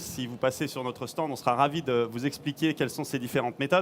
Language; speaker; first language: French; native; French